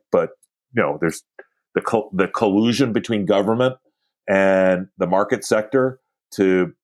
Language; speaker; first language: English; native; English